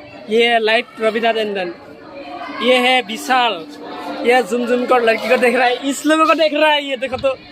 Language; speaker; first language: Hindi; non-native, local second language; Assamese